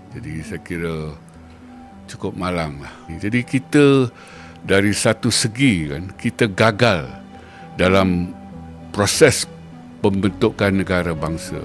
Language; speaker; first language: Malay; native; Malay